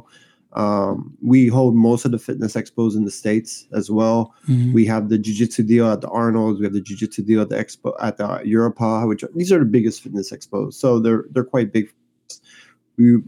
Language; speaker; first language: English; native; English